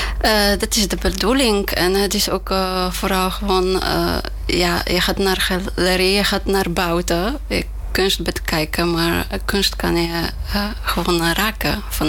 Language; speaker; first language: Dutch; non-native, fluent; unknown